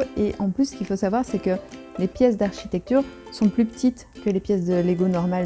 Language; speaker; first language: French; native; French